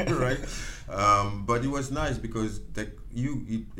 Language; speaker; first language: English; non-native, local second language; French